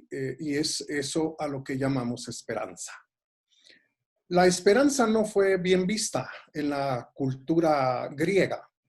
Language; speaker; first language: Spanish; native; Spanish